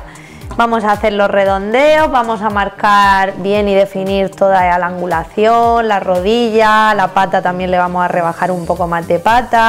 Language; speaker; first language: Spanish; native; Spanish